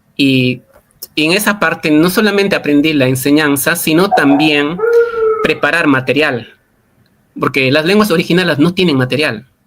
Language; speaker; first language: Spanish; non-native, local second language; Quechua